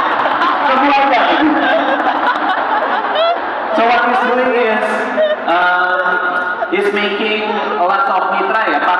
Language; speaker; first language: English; non-native, fluent; Indonesian